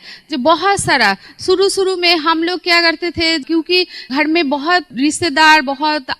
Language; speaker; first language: Hindi; non-native, local second language; Bangla